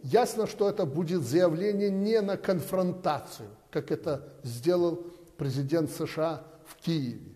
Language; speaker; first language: Russian; native; Russian